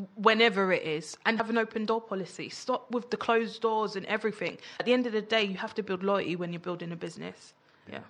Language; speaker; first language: English; native; English